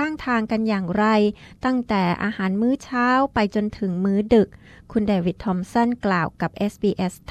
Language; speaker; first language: Thai; native; Thai